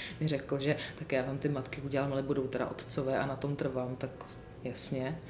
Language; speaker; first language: Czech; native; Czech